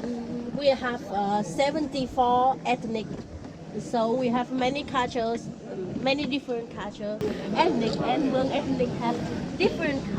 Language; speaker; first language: English; non-native, learner; Vietnamese